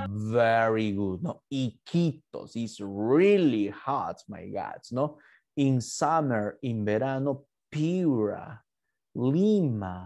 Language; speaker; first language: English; non-native, fluent; Spanish